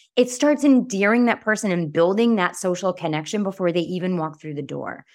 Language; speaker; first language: English; native; English